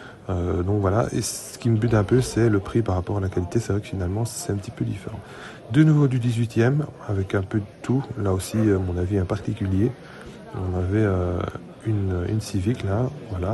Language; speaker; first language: French; native; French